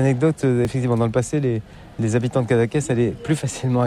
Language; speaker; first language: French; native; French